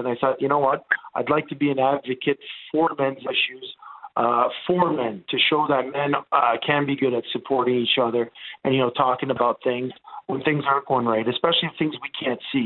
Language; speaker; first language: English; non-native, fluent; Italian